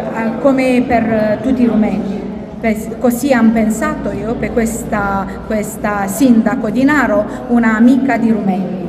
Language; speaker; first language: Italian; non-native, learner; Romanian